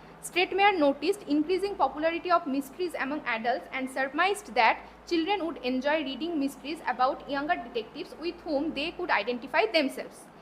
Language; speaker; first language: English; non-native, local second language; Bangla